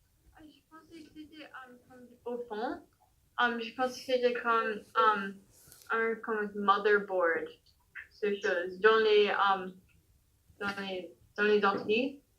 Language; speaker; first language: French; non-native, learner; English